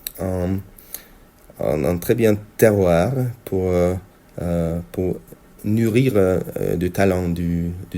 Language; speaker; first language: French; non-native, fluent; Hungarian